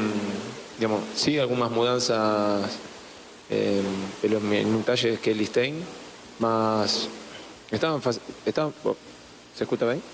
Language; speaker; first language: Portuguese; non-native, learner; Spanish